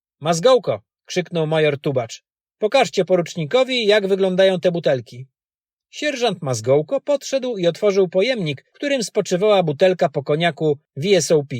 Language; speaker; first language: Polish; native; Polish